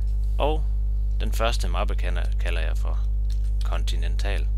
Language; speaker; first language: Danish; native; Danish